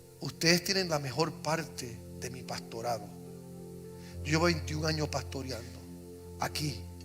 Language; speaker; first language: Spanish; early bilingual, heritage; English